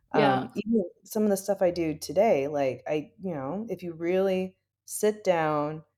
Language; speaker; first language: English; native; English